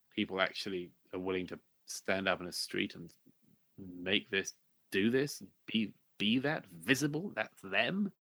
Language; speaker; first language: English; native; English